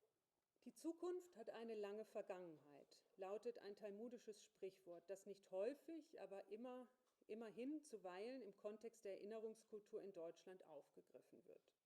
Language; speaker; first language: German; native; German